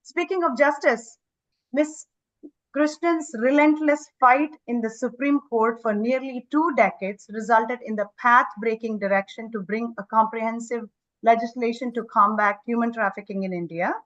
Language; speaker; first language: English; non-native, local second language; Kannada